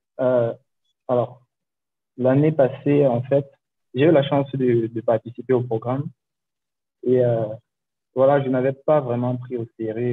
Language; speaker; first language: French; native; French